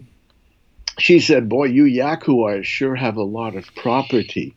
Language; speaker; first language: English; native; English